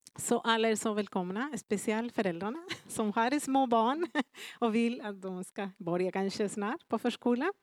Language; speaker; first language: Swedish; non-native, fluent; Spanish